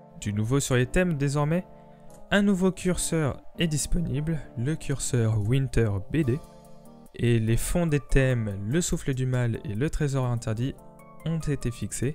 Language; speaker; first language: French; native; French